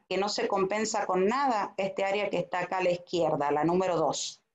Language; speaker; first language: Spanish; native; Spanish